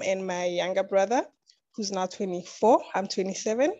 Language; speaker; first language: English; non-native, local second language; Tswana